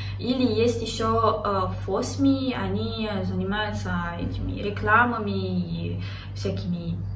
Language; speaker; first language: Russian; non-native, fluent; Romanian